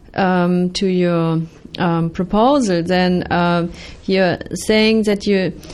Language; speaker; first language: English; non-native, fluent; German